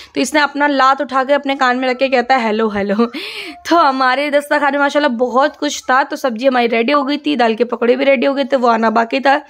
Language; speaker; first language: Hindi; non-native, local second language; Assamese